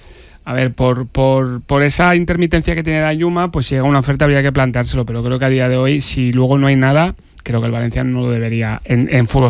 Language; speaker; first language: Spanish; native; Spanish